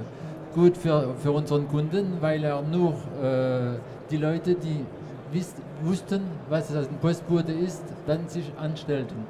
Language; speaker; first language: German; non-native, fluent; French